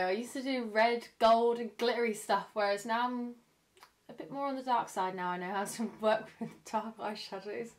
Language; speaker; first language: English; native; English